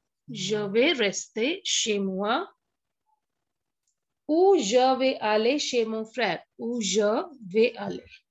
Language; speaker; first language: French; non-native, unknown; Hindi